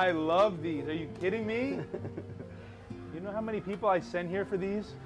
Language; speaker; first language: English; native; English